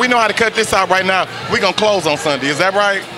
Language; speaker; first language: English; native; English